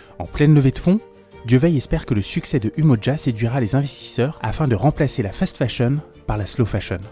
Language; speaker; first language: French; native; French